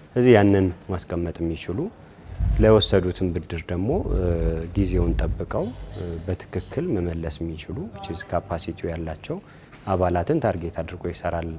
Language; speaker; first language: Amharic; native; Amharic